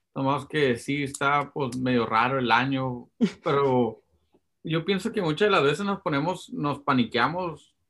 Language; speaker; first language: Spanish; early bilingual, heritage; Spanish